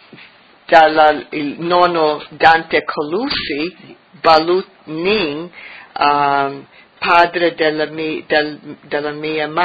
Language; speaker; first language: Italian; early bilingual, heritage; English